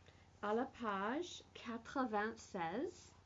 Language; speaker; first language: French; non-native, fluent; English